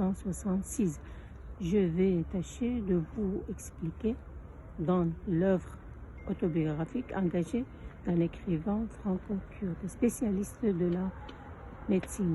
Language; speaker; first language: French; non-native, fluent; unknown